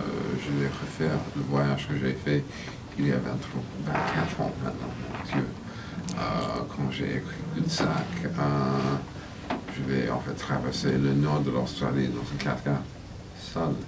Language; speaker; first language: French; non-native, fluent; English